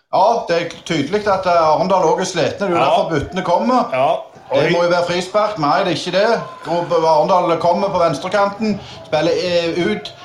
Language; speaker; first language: Norwegian; native; Norwegian